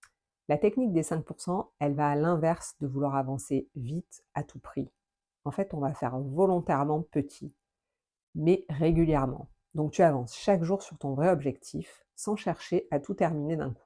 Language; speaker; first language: French; native; French